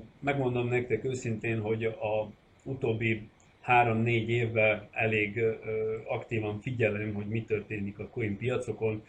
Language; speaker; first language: Hungarian; non-native, local second language; Croatian